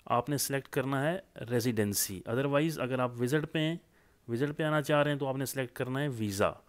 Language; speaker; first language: Urdu; non-native, local second language; Punjabi